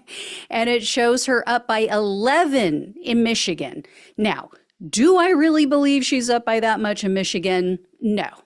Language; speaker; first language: English; native; English